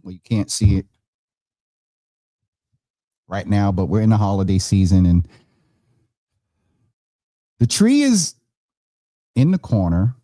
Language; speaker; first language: English; native; English